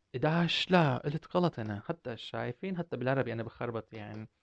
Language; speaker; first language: Arabic; non-native, fluent; Turkish